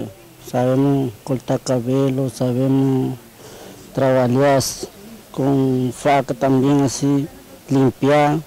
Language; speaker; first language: Portuguese; non-native, learner; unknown